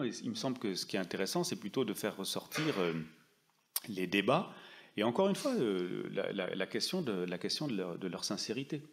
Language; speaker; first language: French; native; French